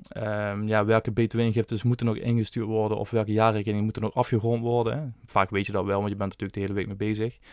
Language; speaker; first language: Dutch; native; Dutch